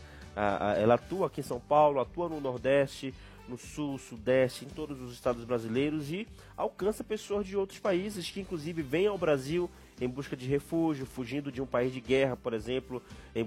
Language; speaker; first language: Portuguese; native; Portuguese